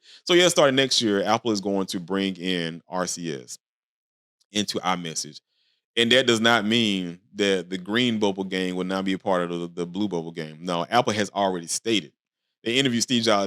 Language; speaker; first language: English; native; English